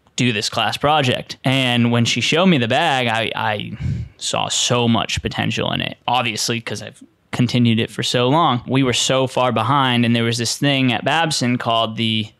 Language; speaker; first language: English; native; English